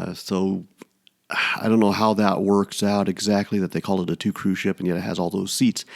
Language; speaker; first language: English; native; English